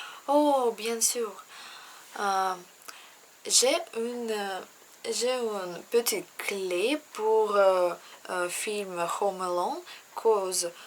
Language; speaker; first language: French; non-native, learner; Russian